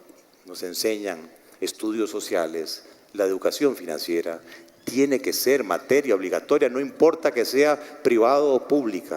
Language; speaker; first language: Spanish; native; Spanish